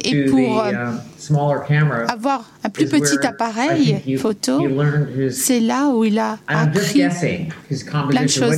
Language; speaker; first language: French; non-native, learner; English